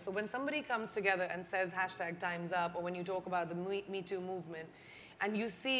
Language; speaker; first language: English; non-native, local second language; Hindi